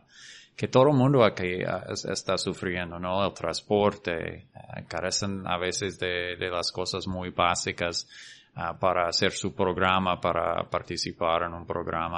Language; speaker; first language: Spanish; non-native, fluent; English